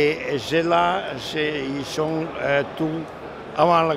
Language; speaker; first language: French; non-native, learner; Italian